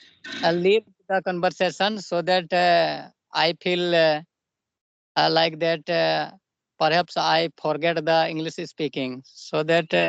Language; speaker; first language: English; non-native, local second language; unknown